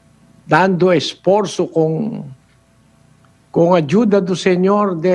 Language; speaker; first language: Portuguese; non-native, learner; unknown